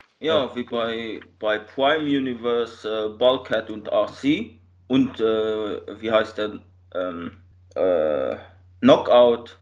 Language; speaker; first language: German; native; German